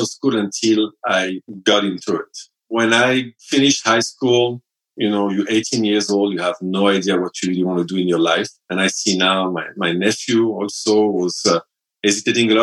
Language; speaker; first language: English; non-native, fluent; French